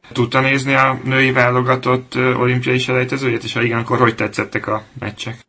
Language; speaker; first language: Hungarian; native; Hungarian